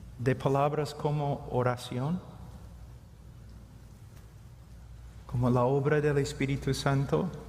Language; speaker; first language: Spanish; non-native, fluent; English